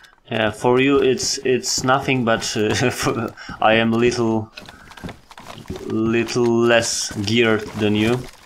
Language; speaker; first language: English; non-native, learner; Polish